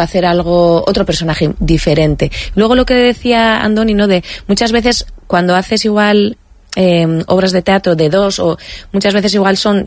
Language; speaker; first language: Spanish; native; Spanish